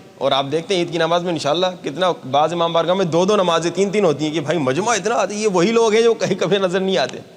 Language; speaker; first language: Urdu; native; Urdu